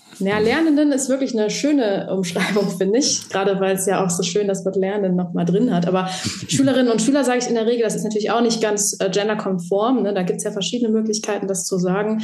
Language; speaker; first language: German; native; German